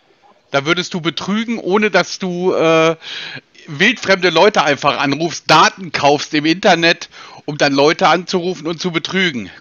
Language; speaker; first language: German; native; German